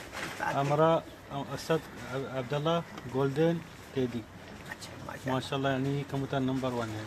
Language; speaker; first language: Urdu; non-native, learner; Arabic